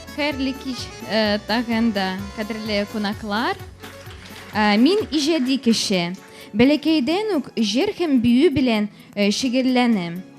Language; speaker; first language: Tatar; non-native, local second language; Russian